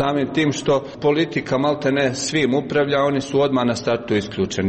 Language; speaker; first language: Croatian; native; Croatian